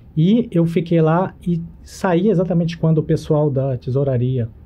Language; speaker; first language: Portuguese; native; Portuguese